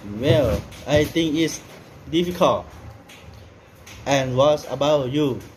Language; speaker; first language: English; non-native, learner; Thai